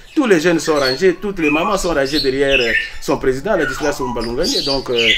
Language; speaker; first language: French; non-native, local second language; Swahili